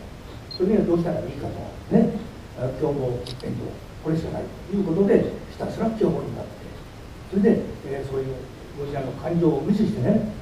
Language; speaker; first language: Japanese; native; Japanese